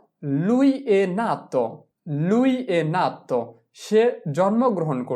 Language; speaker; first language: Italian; non-native, fluent; Bangla